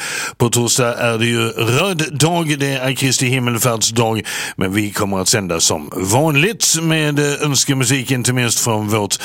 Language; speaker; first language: Swedish; native; Swedish